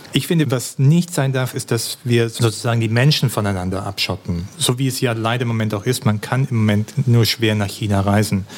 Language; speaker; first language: German; native; German